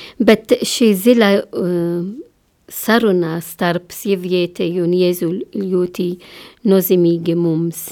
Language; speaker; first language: Latvian; non-native, learner; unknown